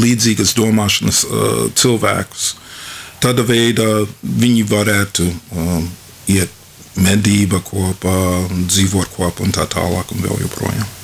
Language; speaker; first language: Latvian; non-native, fluent; English